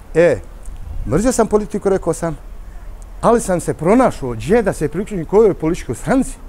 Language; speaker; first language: Serbian; native; Serbian